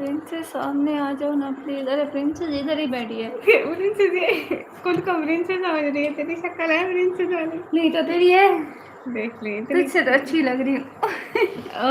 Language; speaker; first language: Urdu; non-native, local second language; Punjabi